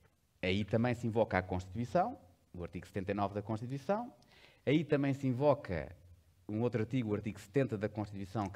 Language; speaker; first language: Portuguese; native; Portuguese